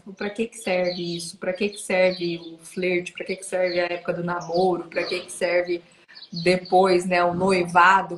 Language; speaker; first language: Portuguese; native; Portuguese